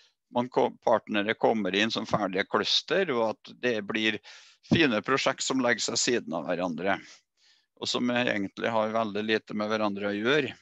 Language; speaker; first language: Norwegian; native; Norwegian